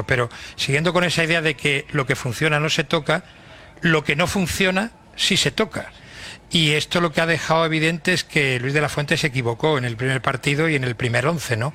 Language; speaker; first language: Spanish; native; Spanish